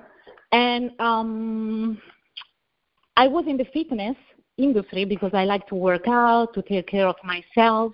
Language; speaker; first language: English; non-native, fluent; Italian